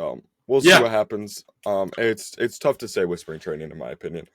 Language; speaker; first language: English; native; English